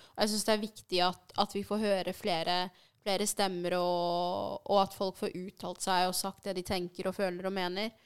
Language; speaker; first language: Norwegian; early bilingual, other home language; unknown